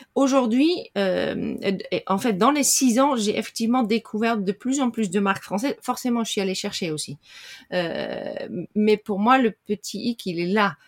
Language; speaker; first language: French; non-native, fluent; Dutch